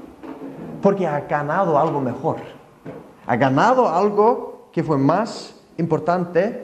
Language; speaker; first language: Spanish; non-native, fluent; Icelandic